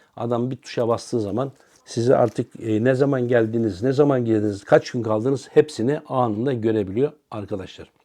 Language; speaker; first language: Turkish; native; Turkish